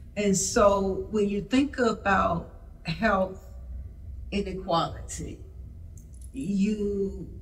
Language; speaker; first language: English; native; English